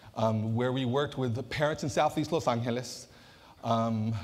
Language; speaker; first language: English; native; English